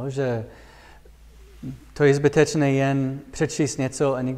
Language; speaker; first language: Czech; non-native, fluent; English